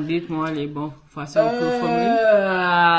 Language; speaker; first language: French; non-native, learner; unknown